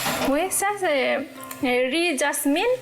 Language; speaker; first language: French; non-native, learner; Nepali